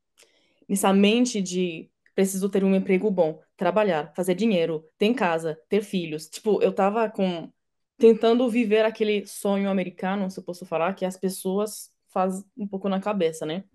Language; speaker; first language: Portuguese; non-native, fluent; French